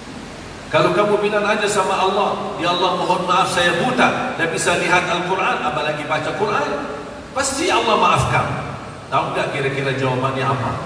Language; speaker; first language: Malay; non-native, fluent; Arabic